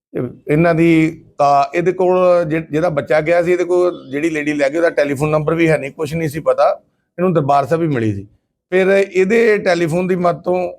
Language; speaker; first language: Punjabi; native; Punjabi